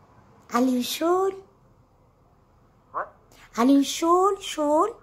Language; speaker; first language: English; non-native, learner; Amharic